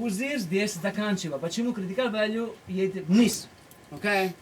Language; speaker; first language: Russian; non-native, fluent; Italian